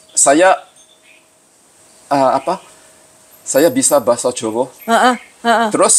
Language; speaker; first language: Indonesian; early bilingual, heritage; Javanese